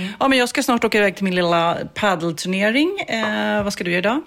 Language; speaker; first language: Swedish; native; Swedish